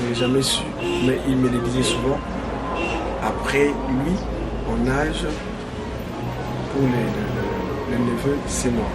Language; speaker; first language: French; non-native, local second language; Kongo